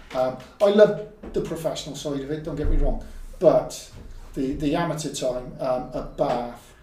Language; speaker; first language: English; native; English